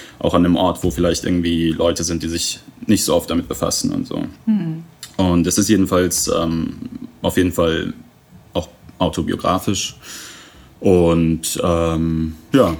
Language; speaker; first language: German; native; German